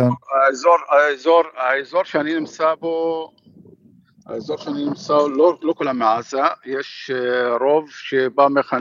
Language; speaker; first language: Hebrew; non-native, fluent; Arabic